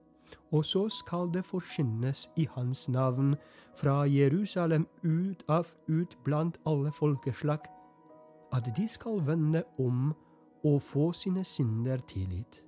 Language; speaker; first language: Norwegian; non-native, fluent; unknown